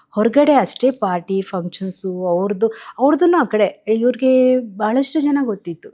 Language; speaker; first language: Kannada; native; Kannada